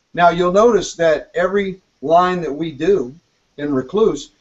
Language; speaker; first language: English; native; English